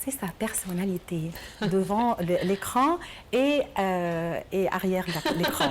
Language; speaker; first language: French; non-native, learner; Arabic